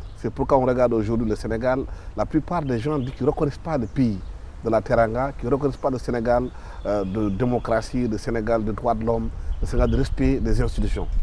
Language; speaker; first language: French; non-native, local second language; Wolof